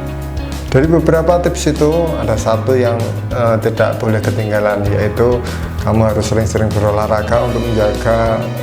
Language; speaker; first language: Indonesian; native; Indonesian